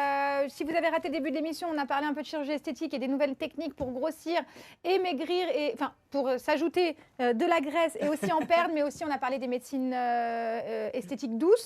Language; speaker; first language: French; native; French